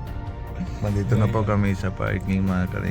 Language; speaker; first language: Filipino; non-native, learner; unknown